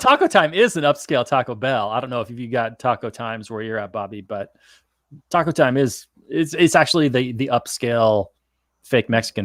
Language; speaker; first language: English; native; English